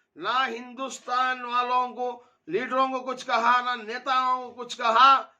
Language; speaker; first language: Hindi; native; Hindi